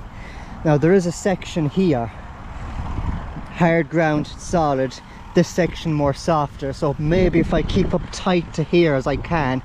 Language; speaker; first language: English; native; English